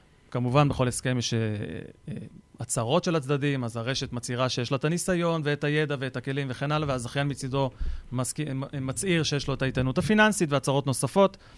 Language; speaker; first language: Hebrew; native; Hebrew